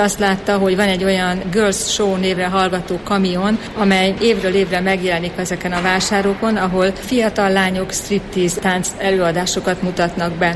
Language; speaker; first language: Hungarian; native; Hungarian